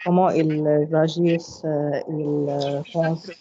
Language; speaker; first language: French; non-native, learner; Arabic